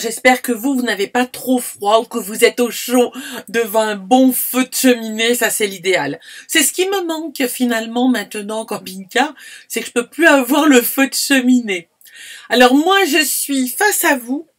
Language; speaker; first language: French; native; French